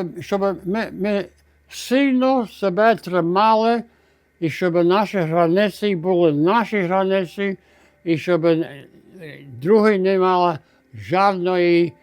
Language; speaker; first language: Ukrainian; early bilingual, heritage; Ukrainian